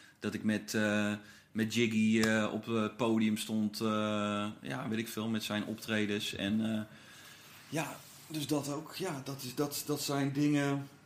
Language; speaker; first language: Dutch; native; Dutch